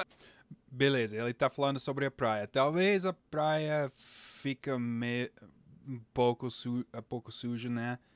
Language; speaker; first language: Portuguese; non-native, fluent; English